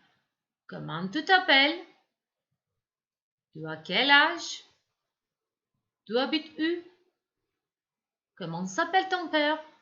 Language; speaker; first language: French; non-native, fluent; Macedonian